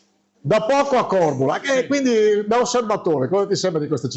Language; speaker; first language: Italian; native; Italian